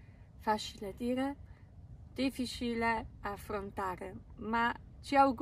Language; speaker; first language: Italian; non-native, fluent; Polish